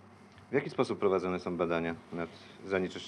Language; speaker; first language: Polish; native; Polish